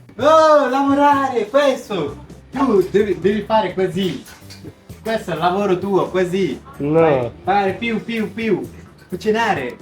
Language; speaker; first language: Italian; non-native, learner; Bangla